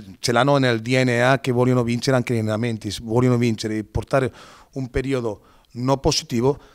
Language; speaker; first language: Italian; non-native, fluent; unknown